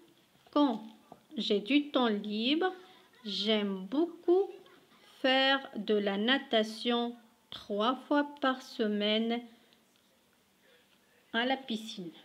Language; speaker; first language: French; non-native, local second language; Arabic